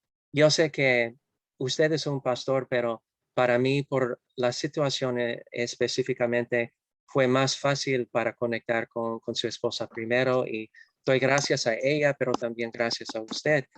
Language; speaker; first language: Spanish; non-native, fluent; English